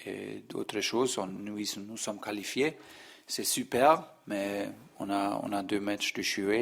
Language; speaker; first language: French; non-native, learner; German